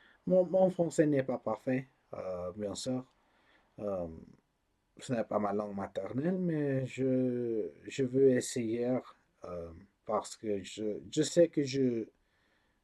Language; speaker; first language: French; non-native, learner; English